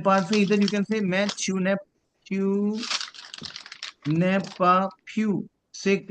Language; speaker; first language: French; non-native, fluent; Hindi